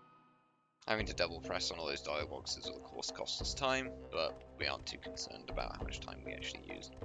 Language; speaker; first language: English; native; English